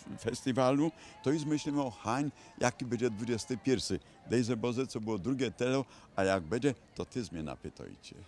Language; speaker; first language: Polish; native; Polish